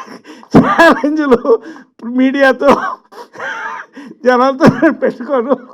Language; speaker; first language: Telugu; native; Telugu